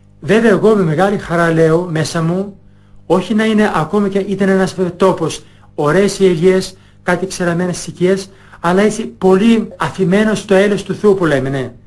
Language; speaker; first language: Greek; non-native, fluent; Albanian